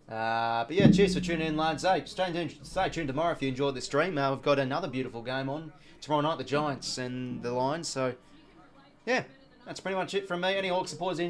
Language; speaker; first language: English; native; English